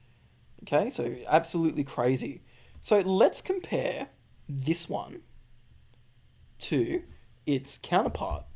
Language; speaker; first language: English; native; English